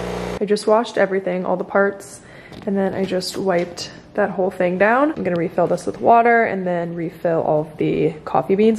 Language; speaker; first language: English; native; English